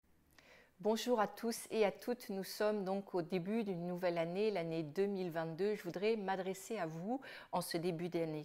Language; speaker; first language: French; native; French